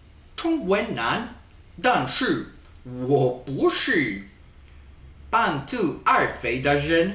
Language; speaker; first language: Chinese; non-native, learner; English